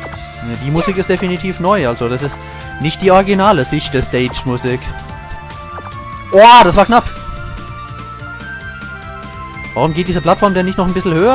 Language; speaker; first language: German; native; German